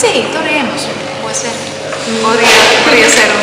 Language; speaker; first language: Spanish; non-native, fluent; Finnish